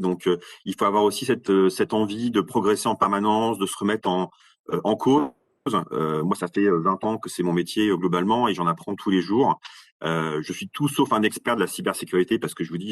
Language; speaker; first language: French; native; French